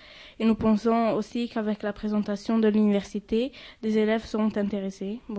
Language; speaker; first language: French; non-native, fluent; Arabic